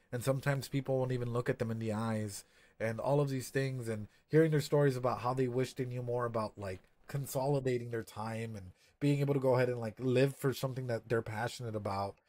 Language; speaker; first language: English; early bilingual, other home language; Spanish